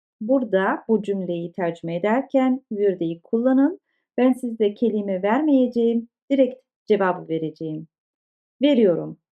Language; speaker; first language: Turkish; early bilingual, heritage; Turkish